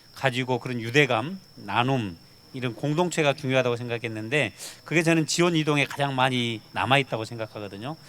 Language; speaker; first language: Korean; native; Korean